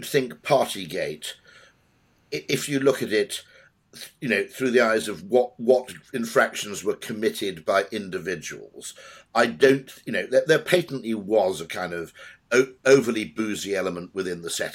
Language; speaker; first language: English; native; English